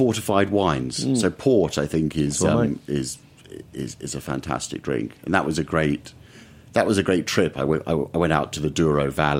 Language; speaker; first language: English; native; English